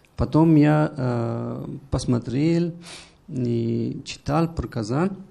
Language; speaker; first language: Russian; non-native, learner; Persian